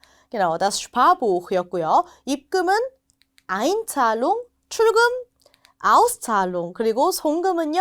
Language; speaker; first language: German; non-native, fluent; Korean